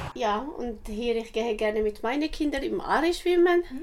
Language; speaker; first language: German; non-native, learner; Arabic